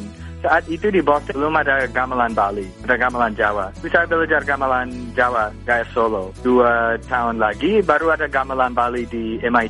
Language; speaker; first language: Indonesian; non-native, fluent; English